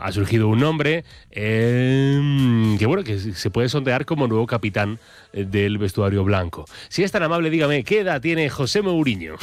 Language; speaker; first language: Spanish; native; Spanish